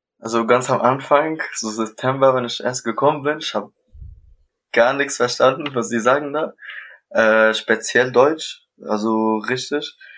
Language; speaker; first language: German; non-native, learner; Arabic